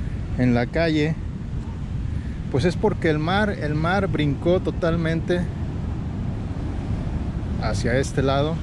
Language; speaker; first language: Spanish; native; Spanish